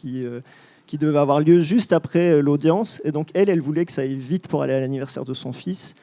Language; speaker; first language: French; native; French